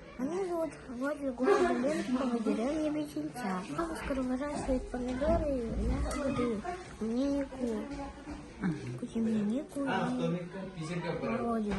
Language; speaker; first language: Russian; non-native, local second language; Yakut